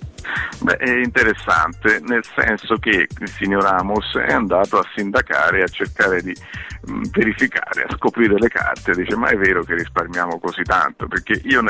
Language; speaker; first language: Italian; native; Italian